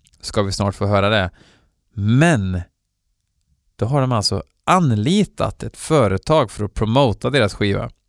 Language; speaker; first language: Swedish; native; Swedish